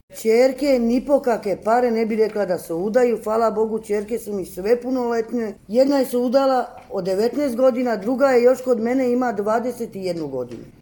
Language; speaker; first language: Serbian; non-native, local second language; Romany